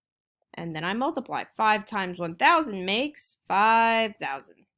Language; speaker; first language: English; native; English